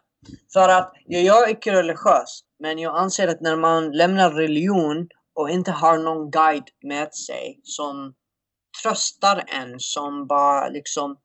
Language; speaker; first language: Swedish; non-native, fluent; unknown